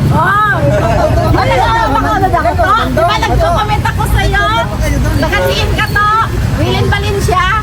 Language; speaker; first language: Filipino; non-native, local second language; Hiligaynon